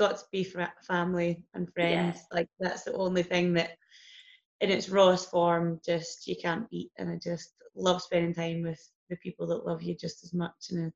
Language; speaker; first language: English; native; English